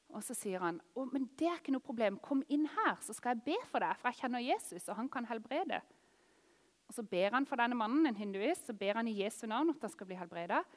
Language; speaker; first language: Norwegian; native; Norwegian